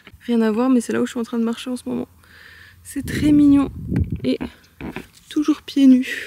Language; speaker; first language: French; native; French